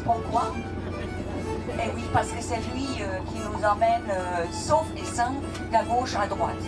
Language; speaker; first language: French; non-native, fluent; English